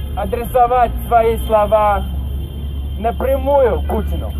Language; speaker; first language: Russian; non-native, fluent; English